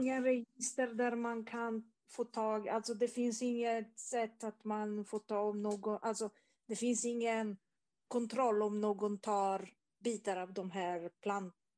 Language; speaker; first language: Swedish; non-native, fluent; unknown